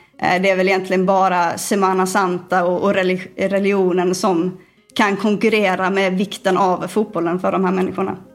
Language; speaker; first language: Swedish; native; Swedish